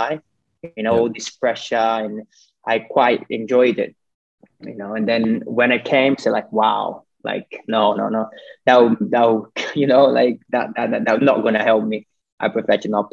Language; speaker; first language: English; non-native, fluent; Portuguese